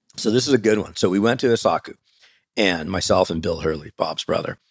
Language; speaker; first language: English; native; English